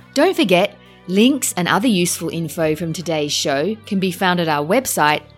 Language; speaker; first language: English; native; English